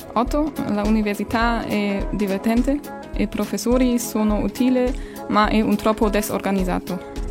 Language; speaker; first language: Italian; non-native, learner; German